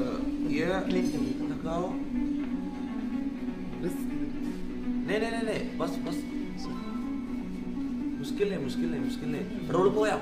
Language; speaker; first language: Hindi; non-native, local second language; Malayalam